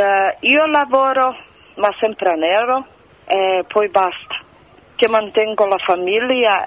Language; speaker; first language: Italian; non-native, fluent; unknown